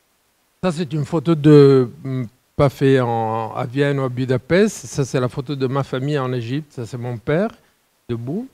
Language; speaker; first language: French; non-native, fluent; Italian